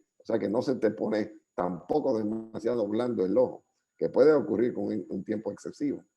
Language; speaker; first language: Spanish; native; Spanish